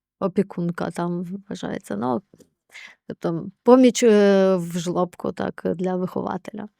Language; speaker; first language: Ukrainian; native; Ukrainian